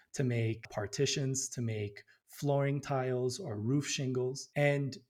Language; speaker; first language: English; early bilingual, other home language; Amharic